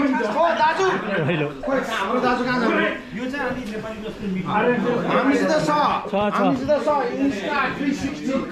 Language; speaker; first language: Nepali; native; Nepali